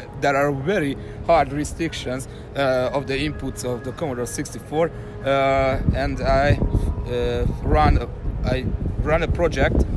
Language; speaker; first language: English; non-native, learner; Hungarian